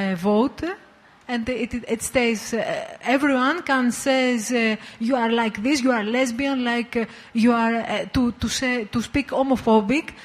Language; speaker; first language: English; non-native, learner; Greek